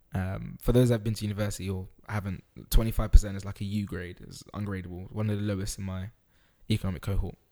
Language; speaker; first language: English; native; English